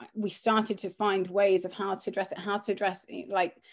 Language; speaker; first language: English; early bilingual, other home language; Greek